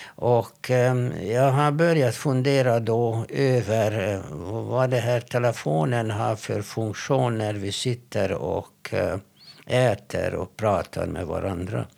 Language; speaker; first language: Swedish; non-native, fluent; Hebrew